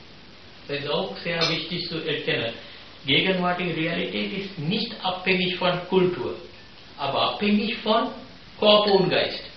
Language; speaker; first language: German; non-native, fluent; Sinhala